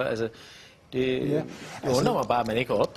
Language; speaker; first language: Danish; native; Danish